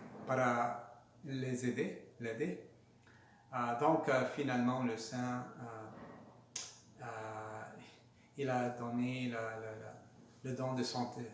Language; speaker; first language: French; non-native, learner; Spanish